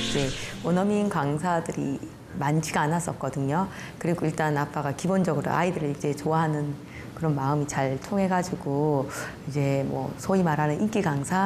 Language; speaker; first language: Korean; native; Korean